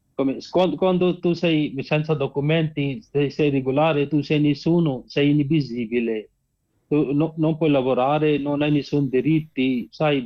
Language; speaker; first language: Italian; non-native, learner; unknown